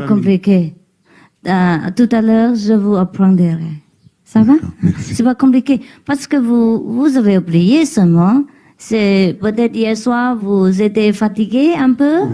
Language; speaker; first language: French; non-native, learner; Vietnamese